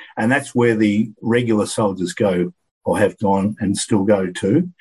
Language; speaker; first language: English; native; English